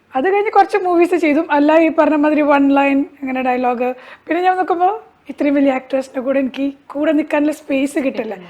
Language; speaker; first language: Malayalam; early bilingual, heritage; Malayalam